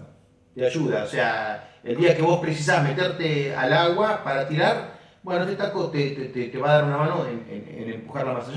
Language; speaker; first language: Spanish; native; Spanish